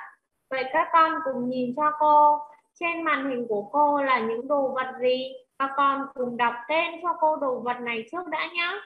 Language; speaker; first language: Vietnamese; native; Vietnamese